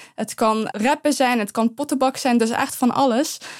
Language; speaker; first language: Dutch; early bilingual, other home language; Persian